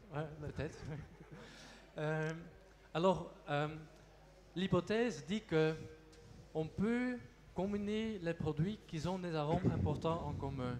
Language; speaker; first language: French; non-native, local second language; Dutch